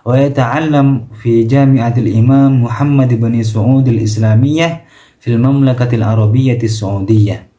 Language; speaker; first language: Arabic; non-native, learner; Indonesian